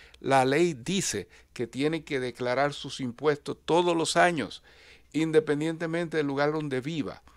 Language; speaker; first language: Spanish; native; Spanish